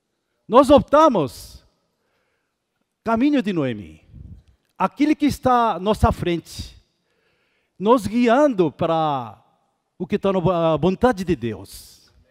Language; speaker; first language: Portuguese; non-native, fluent; Korean